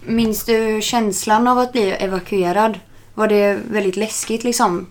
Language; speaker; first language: Swedish; native; Swedish